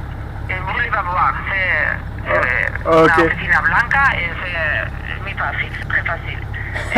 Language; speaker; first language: French; non-native, learner; Spanish